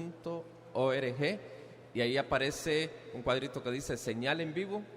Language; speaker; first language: Spanish; native; Spanish